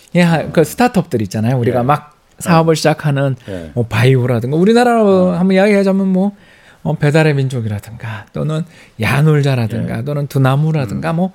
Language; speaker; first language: Korean; native; Korean